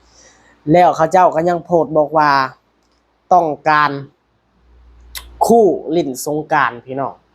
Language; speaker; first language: Thai; non-native, local second language; Lao